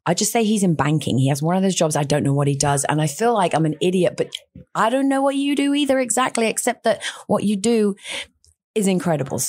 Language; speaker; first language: English; native; English